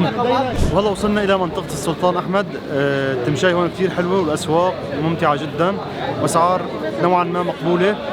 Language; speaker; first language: Arabic; native; Arabic